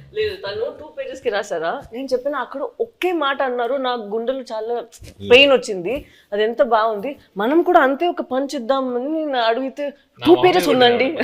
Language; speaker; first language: Telugu; non-native, fluent; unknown